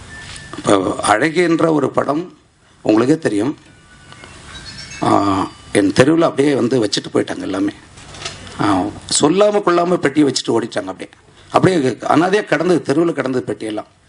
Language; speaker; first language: Tamil; native; Tamil